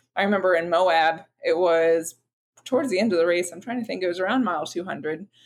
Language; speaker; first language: English; native; English